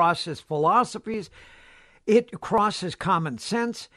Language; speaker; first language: English; native; English